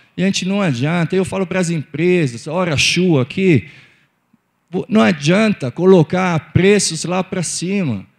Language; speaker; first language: Portuguese; non-native, fluent; Italian